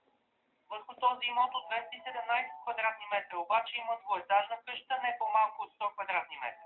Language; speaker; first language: Bulgarian; native; Bulgarian